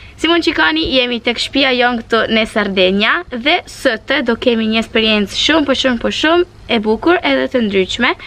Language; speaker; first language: Albanian; early bilingual, heritage; Albanian